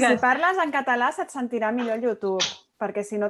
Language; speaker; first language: Catalan; native; Catalan